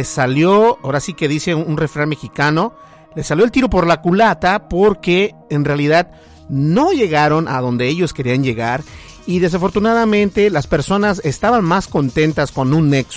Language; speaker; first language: Spanish; native; Spanish